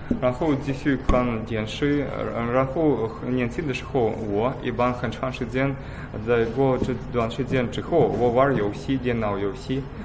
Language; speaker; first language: Chinese; non-native, fluent; Russian